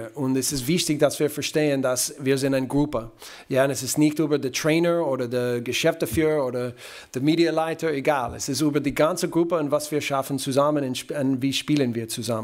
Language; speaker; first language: German; non-native, fluent; English